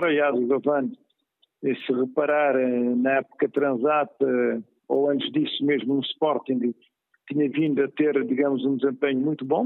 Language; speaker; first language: Portuguese; non-native, local second language; Kabuverdianu